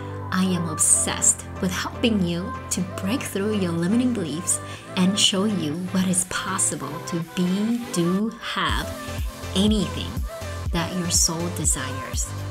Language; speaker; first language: English; non-native, fluent; Japanese